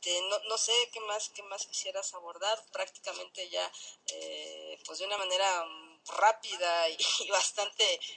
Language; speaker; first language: Spanish; native; Spanish